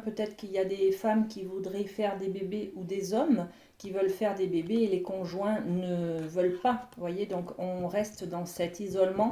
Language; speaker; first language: French; native; French